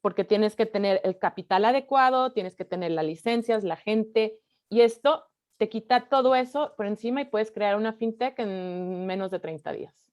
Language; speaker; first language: Spanish; early bilingual, heritage; Spanish